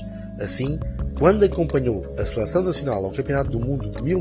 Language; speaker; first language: Portuguese; native; Portuguese